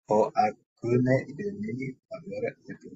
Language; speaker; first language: Italian; non-native, learner; Portuguese